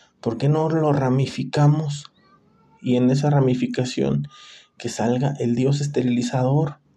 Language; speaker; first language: Spanish; native; Spanish